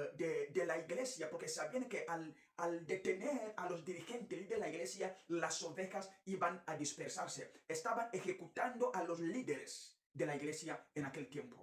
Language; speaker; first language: Spanish; non-native, fluent; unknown